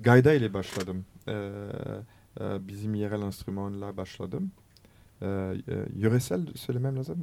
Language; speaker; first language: Turkish; non-native, learner; French